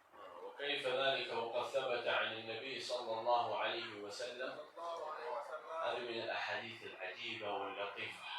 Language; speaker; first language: Arabic; native; Arabic